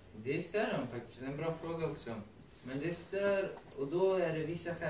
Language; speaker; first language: Swedish; non-native, fluent; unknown